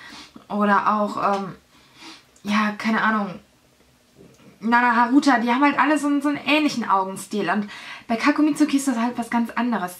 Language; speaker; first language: German; native; German